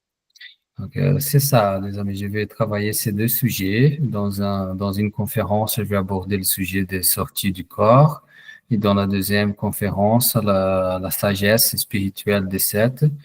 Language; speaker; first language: French; non-native, fluent; Portuguese